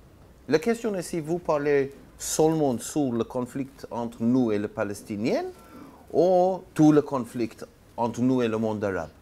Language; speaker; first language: French; non-native, learner; Hebrew